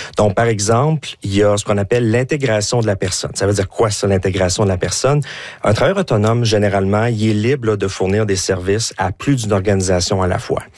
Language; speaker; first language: French; native; French